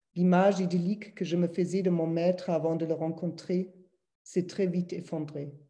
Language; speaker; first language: French; non-native, fluent; German